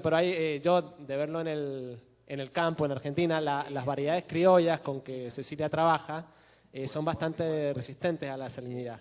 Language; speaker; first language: Spanish; native; Spanish